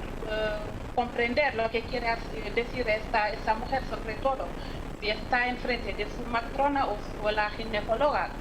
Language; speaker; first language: Spanish; non-native, fluent; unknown